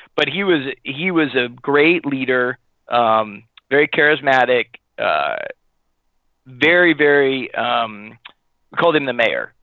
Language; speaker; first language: English; native; English